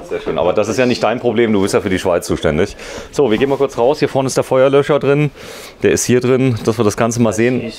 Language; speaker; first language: German; native; German